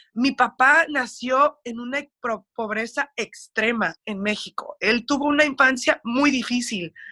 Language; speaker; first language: Spanish; early bilingual, heritage; Spanish